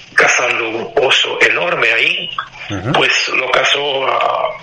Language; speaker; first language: Spanish; non-native, fluent; Romanian